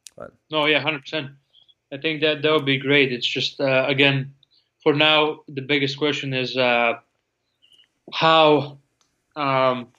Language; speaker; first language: English; non-native, fluent; Latvian